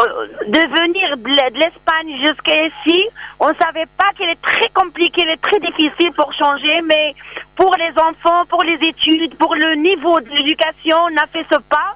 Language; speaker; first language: French; non-native, learner; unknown